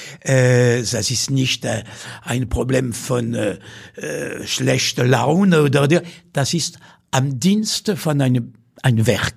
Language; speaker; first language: German; non-native, fluent; French